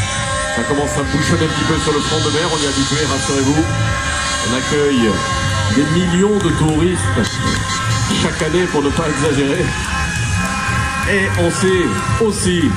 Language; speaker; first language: French; native; French